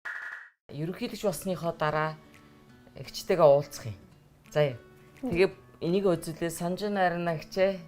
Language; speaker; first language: Mongolian; native; Mongolian